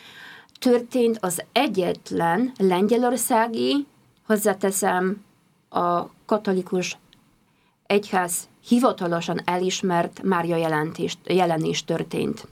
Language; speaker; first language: Hungarian; non-native, fluent; Polish